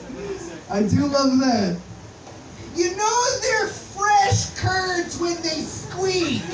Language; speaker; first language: English; native; English